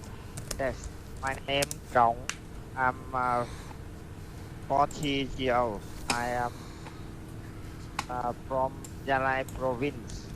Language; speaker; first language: English; non-native, learner; Vietnamese